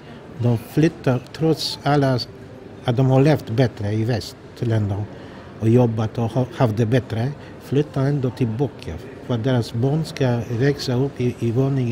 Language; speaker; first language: Swedish; non-native, fluent; Polish